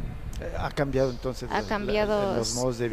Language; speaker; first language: Spanish; native; Spanish